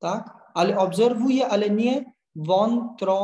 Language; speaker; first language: Polish; non-native, learner; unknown